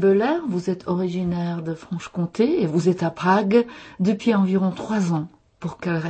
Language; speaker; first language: French; non-native, fluent; Czech